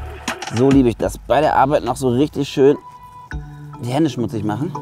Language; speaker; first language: German; native; German